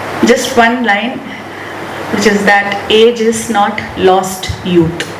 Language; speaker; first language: English; non-native, local second language; Malayalam